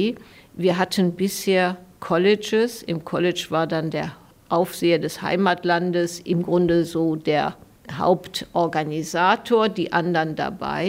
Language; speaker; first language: German; native; German